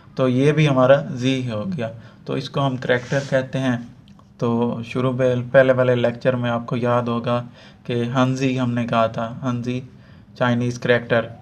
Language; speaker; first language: Urdu; non-native, local second language; Punjabi